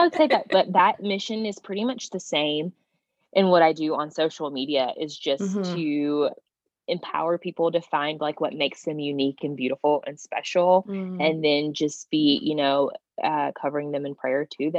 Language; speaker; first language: English; native; English